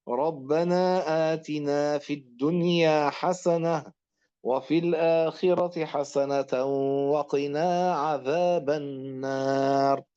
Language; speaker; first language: Arabic; native; Arabic